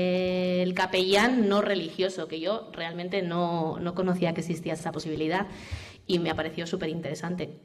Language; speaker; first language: Spanish; native; Spanish